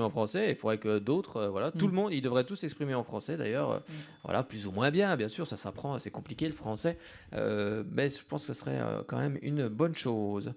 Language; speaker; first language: French; native; French